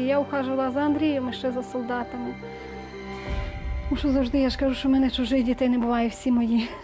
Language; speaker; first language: Ukrainian; native; Ukrainian